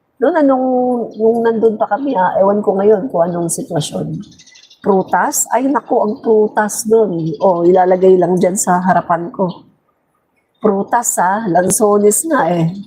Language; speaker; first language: Filipino; non-native, local second language; Cebuano